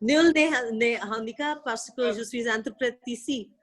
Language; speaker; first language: French; non-native, fluent; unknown